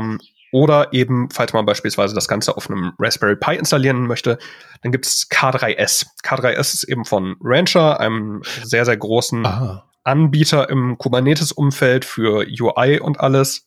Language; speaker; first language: German; native; German